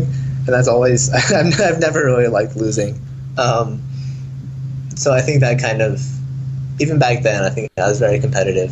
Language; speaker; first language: English; native; English